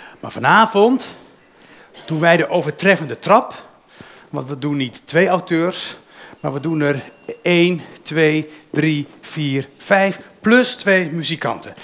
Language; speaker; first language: Dutch; early bilingual, other home language; Berber languages